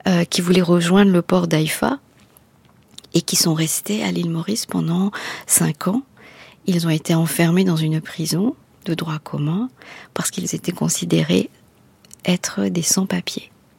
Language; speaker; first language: French; non-native, local second language; Morisyen